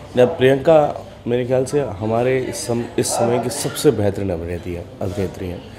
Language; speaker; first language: Hindi; native; Hindi